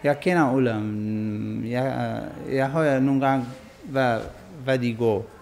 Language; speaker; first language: Danish; non-native, learner; Arabic